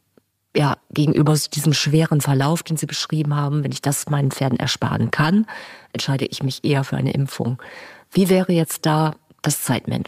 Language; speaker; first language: German; native; German